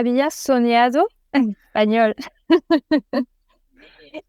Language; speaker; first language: Spanish; non-native, fluent; French